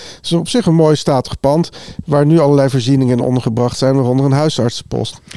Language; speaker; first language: Dutch; native; Dutch